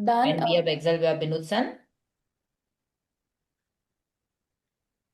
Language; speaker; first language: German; non-native, fluent; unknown